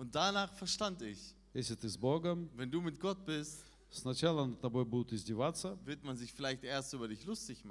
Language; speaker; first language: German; non-native, fluent; Russian